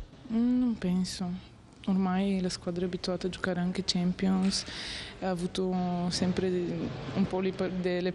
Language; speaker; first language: Italian; non-native, fluent; Bulgarian